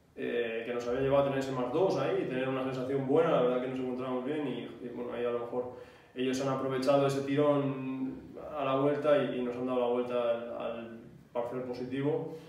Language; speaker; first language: Spanish; native; Spanish